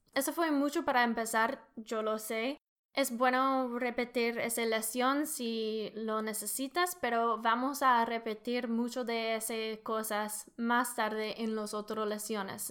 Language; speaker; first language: Spanish; non-native, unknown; English